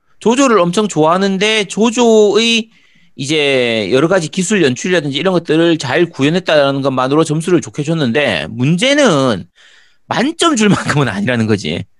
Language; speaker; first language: Korean; native; Korean